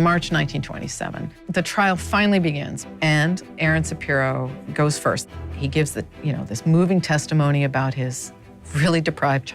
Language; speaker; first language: English; native; English